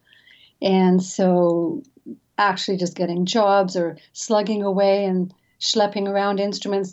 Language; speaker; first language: English; native; English